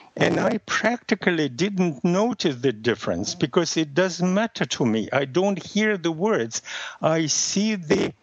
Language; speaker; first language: English; non-native, fluent; Russian